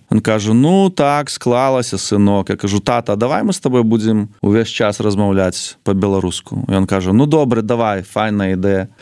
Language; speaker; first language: Belarusian; non-native, local second language; Russian